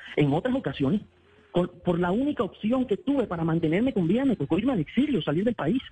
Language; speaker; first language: Spanish; native; Spanish